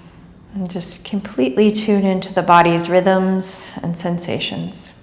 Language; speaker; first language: English; native; English